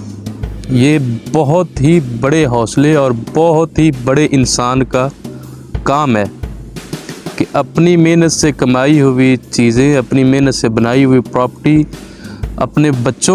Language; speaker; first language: Urdu; non-native, local second language; Punjabi